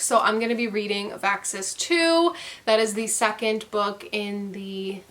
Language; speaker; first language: English; native; English